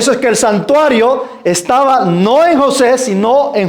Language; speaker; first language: Spanish; native; Spanish